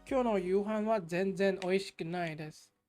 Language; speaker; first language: Japanese; non-native, learner; English